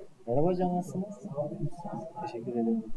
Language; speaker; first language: Turkish; native; Turkish